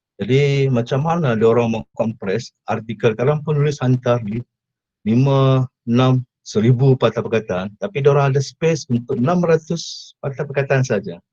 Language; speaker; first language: Malay; native; Malay